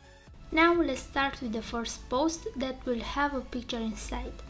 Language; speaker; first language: English; non-native, fluent; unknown